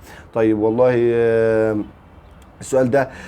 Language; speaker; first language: Arabic; native; Arabic